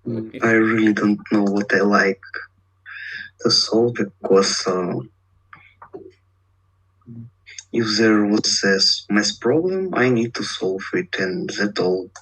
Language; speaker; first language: English; non-native, learner; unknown